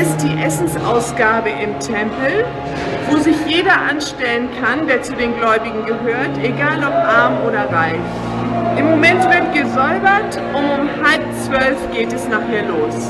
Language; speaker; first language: German; native; German